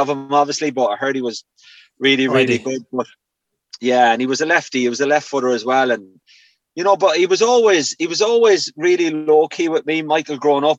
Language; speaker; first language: English; native; English